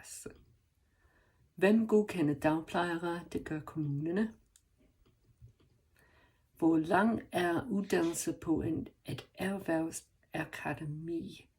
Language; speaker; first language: Danish; non-native, learner; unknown